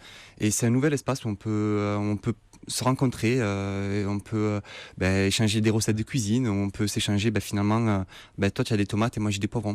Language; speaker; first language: French; native; French